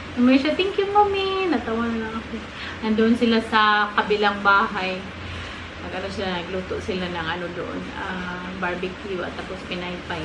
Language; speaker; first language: Filipino; non-native, local second language; Cebuano